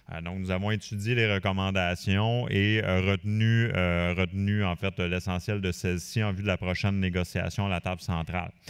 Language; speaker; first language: French; native; French